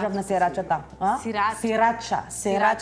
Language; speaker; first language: Macedonian; non-native, learner; Filipino